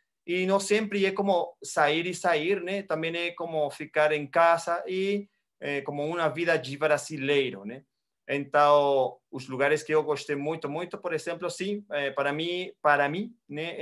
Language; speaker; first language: Portuguese; non-native, fluent; Spanish